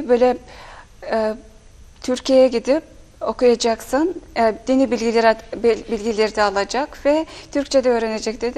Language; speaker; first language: Turkish; non-native, fluent; Mongolian